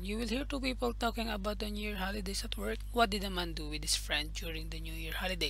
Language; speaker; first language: English; non-native, local second language; Filipino